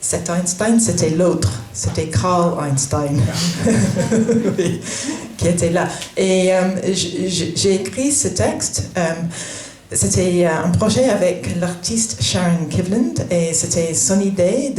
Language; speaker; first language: French; non-native, fluent; English